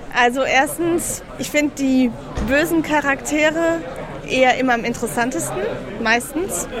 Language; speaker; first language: German; non-native, fluent; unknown